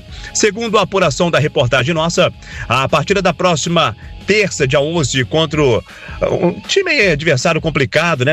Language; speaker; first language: Portuguese; native; Portuguese